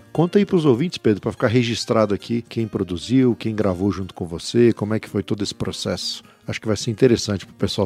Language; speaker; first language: Portuguese; native; Portuguese